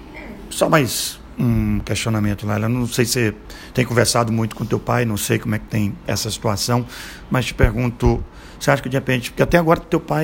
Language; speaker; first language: Portuguese; native; Portuguese